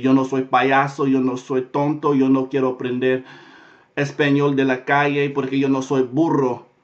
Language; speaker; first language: Spanish; non-native, learner; English